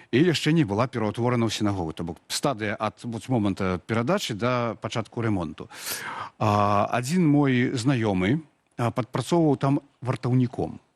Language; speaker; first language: Belarusian; native; Belarusian